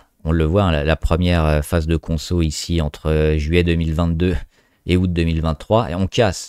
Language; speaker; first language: French; native; French